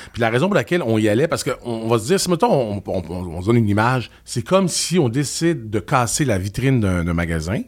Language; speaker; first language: French; native; French